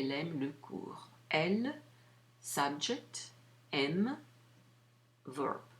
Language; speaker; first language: French; non-native, fluent; English